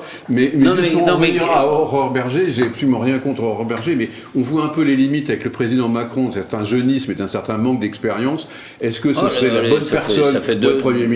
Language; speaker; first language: French; native; French